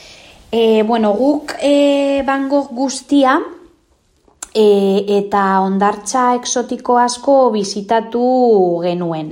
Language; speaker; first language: Basque; non-native, local second language; Spanish